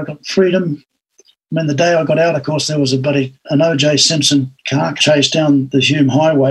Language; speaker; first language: English; native; English